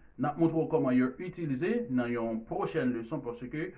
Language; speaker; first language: French; non-native, learner; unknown